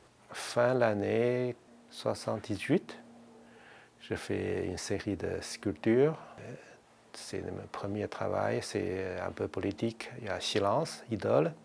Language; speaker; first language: French; non-native, learner; Chinese